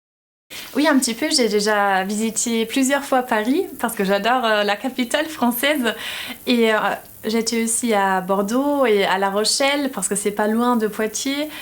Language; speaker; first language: French; non-native, fluent; German